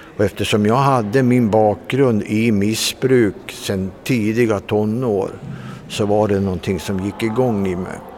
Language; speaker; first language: Swedish; native; Swedish